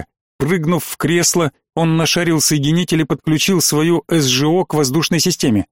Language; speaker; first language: Russian; native; Russian